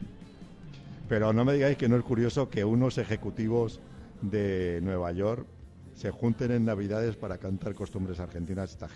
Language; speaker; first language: Spanish; native; Spanish